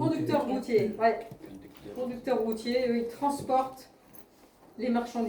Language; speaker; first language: French; native; French